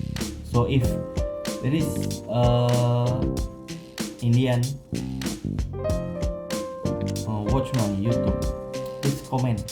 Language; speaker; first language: English; non-native, learner; Indonesian